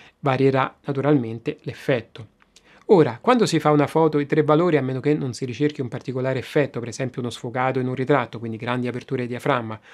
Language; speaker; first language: Italian; native; Italian